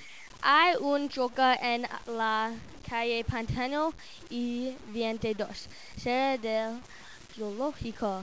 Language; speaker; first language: Spanish; non-native, learner; English